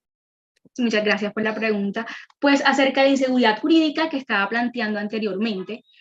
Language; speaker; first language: Spanish; native; Spanish